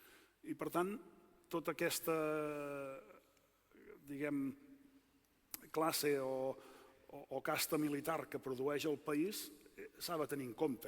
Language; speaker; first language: Catalan; native; Catalan